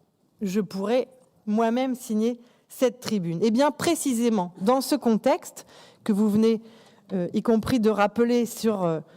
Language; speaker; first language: French; native; French